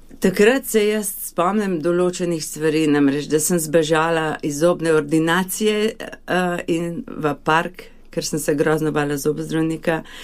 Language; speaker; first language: Slovenian; early bilingual, other home language; Hungarian